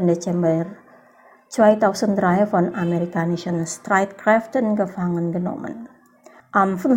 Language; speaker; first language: German; non-native, fluent; Indonesian